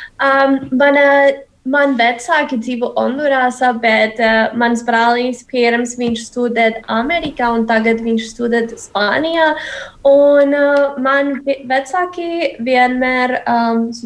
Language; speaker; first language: Latvian; non-native, learner; Spanish